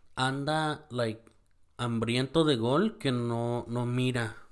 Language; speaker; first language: Spanish; early bilingual, heritage; Spanish